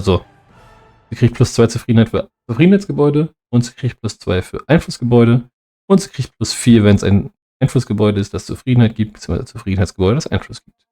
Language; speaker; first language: German; native; German